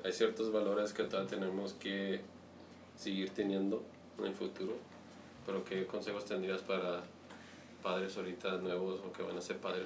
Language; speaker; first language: Spanish; early bilingual, heritage; Spanish